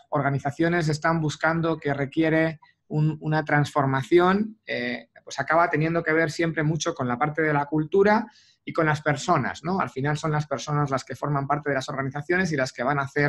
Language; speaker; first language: Spanish; native; Spanish